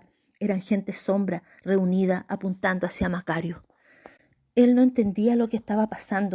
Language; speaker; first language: Spanish; native; Spanish